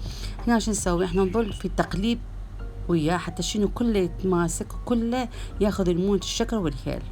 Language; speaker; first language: Arabic; native; Arabic